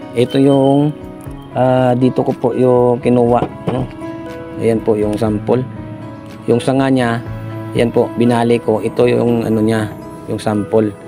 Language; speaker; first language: Filipino; non-native, local second language; Hiligaynon